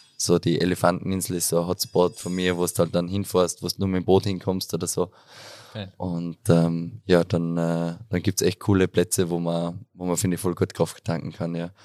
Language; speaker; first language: German; native; German